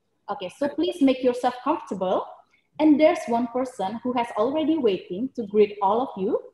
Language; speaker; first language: English; non-native, fluent; Indonesian